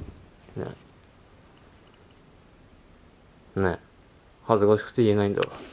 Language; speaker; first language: Japanese; native; Japanese